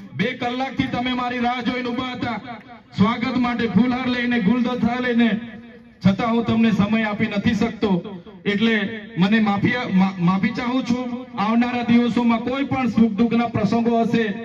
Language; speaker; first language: Gujarati; non-native, local second language; Vasavi